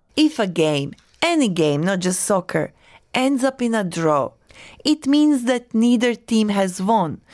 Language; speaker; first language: English; non-native, fluent; Croatian